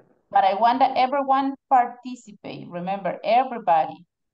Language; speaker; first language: English; non-native, fluent; Spanish